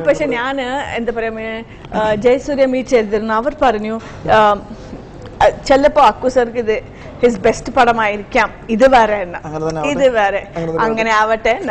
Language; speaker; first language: Malayalam; non-native, learner; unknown